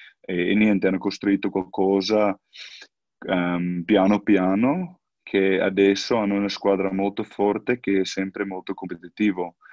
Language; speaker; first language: Italian; non-native, fluent; Afrikaans